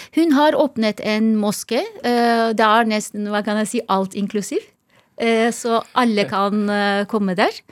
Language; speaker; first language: Norwegian; non-native, fluent; Turkish